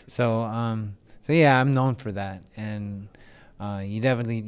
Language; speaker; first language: English; early bilingual, other home language; Filipino